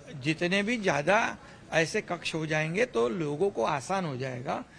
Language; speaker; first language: Hindi; non-native, local second language; Marathi